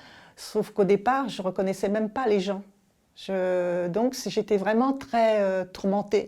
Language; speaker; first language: French; native; French